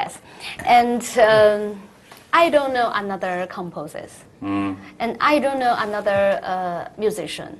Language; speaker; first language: English; non-native, learner; Chinese